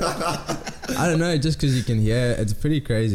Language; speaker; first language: English; native; English